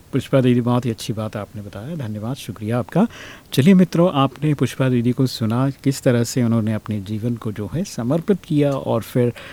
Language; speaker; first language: Hindi; native; Hindi